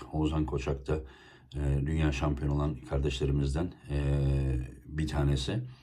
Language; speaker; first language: Turkish; native; Turkish